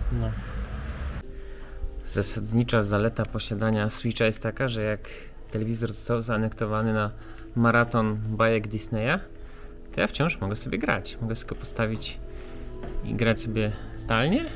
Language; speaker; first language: Polish; native; Polish